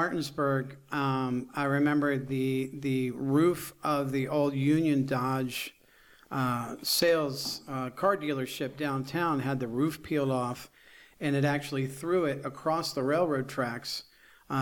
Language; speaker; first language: English; native; English